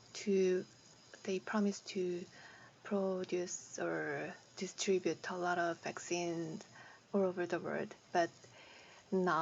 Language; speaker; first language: English; non-native, learner; Korean